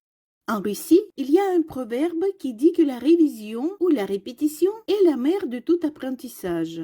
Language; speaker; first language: French; non-native, fluent; Russian